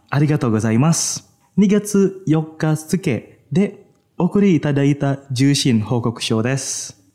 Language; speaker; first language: Japanese; non-native, fluent; Indonesian